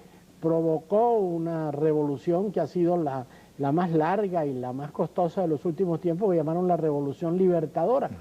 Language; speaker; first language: Spanish; native; Spanish